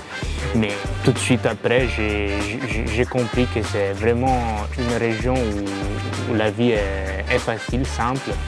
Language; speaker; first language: French; non-native, fluent; Italian